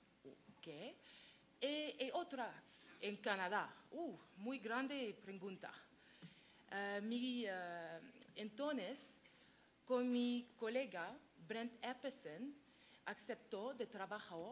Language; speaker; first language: Spanish; non-native, learner; French